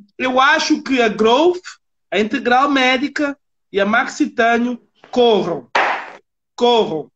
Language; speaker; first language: Portuguese; native; Portuguese